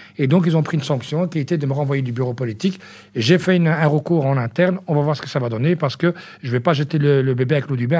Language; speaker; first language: French; early bilingual, other home language; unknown